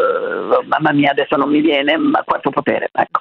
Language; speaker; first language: Italian; native; Italian